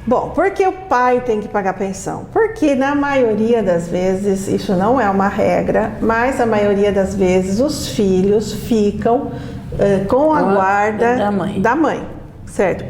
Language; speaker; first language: Portuguese; native; Portuguese